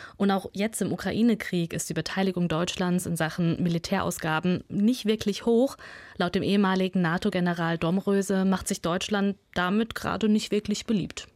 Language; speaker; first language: German; early bilingual, other home language; Russian